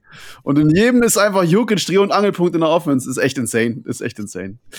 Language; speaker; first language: German; native; German